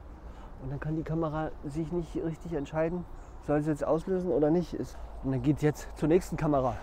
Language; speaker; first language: German; native; German